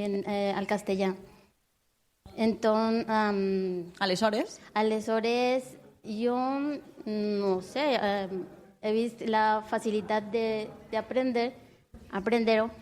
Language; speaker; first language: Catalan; non-native, learner; Spanish